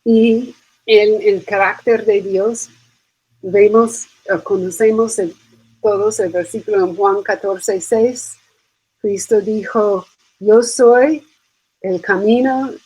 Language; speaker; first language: Spanish; non-native, fluent; English